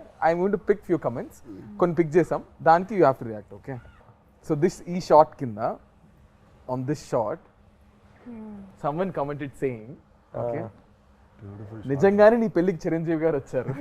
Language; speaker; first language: Telugu; native; Telugu